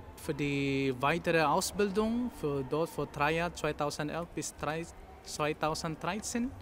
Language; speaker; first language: German; non-native, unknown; Filipino